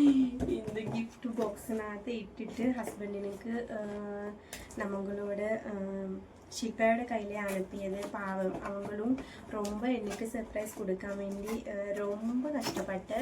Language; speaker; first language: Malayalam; non-native, learner; Tamil